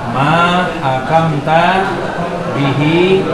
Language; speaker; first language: Arabic; non-native, fluent; Indonesian